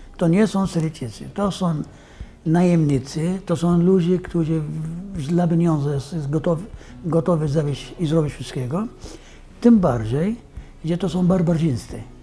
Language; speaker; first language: Polish; non-native, fluent; Arabic